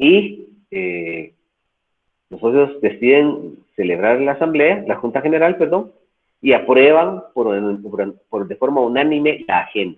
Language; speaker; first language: Spanish; native; Spanish